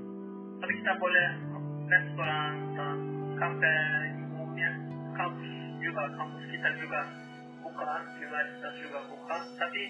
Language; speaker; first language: Indonesian; non-native, learner; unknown